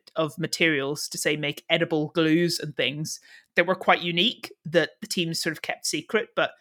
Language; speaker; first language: English; native; English